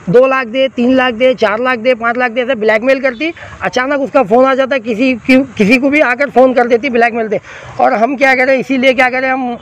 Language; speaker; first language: Hindi; non-native, local second language; Urdu